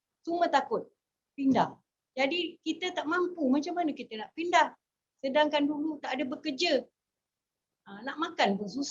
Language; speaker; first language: Malay; native; Malay